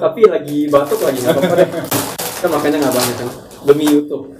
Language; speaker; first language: Indonesian; native; Indonesian